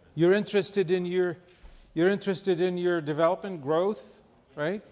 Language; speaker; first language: English; non-native, fluent; Arabic